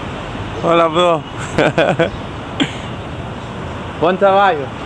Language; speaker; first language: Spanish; non-native, learner; Italian